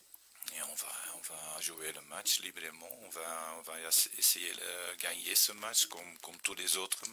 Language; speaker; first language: French; non-native, fluent; Dutch